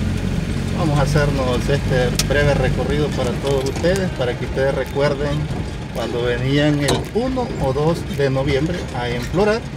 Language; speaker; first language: Spanish; native; Spanish